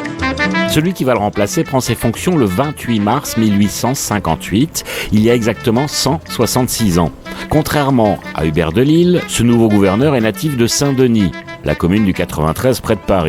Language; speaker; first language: French; native; French